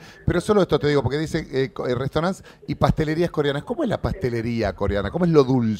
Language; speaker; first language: Spanish; native; Spanish